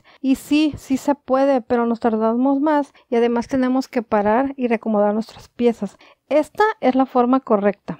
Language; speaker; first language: Spanish; native; Spanish